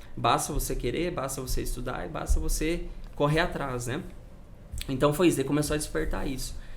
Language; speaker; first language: Portuguese; native; Portuguese